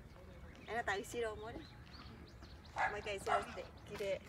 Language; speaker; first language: Japanese; non-native, learner; Vietnamese